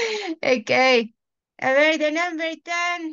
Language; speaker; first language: English; non-native, fluent; Spanish